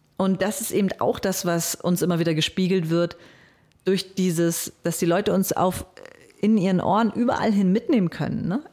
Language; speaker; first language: German; native; German